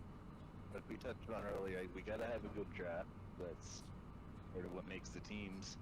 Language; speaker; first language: English; native; English